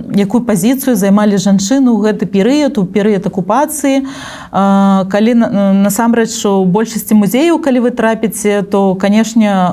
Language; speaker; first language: Belarusian; non-native, local second language; Russian